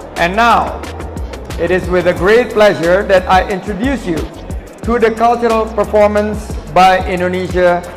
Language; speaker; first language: English; non-native, fluent; Indonesian